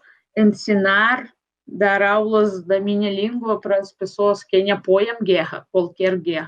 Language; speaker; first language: Portuguese; non-native, fluent; Russian